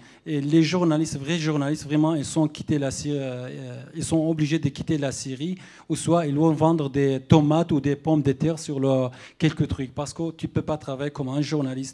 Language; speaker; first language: French; non-native, fluent; Arabic